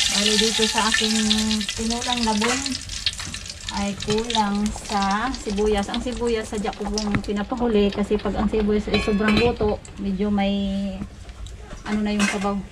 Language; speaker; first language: Filipino; non-native, local second language; Cebuano